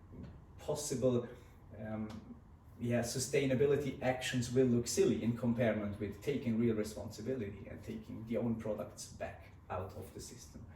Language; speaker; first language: English; non-native, fluent; Swiss German